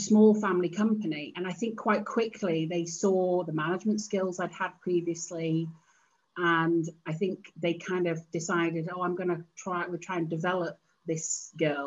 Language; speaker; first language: English; native; English